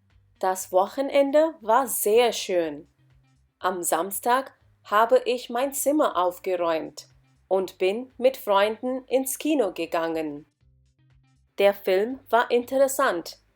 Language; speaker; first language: German; non-native, fluent; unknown